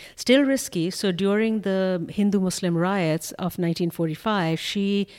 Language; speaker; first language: English; non-native, local second language; Bangla